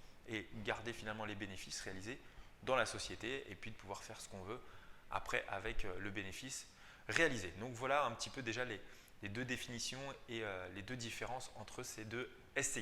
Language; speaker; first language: French; native; French